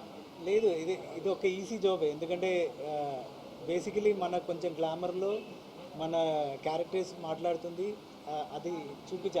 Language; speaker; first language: Telugu; non-native, learner; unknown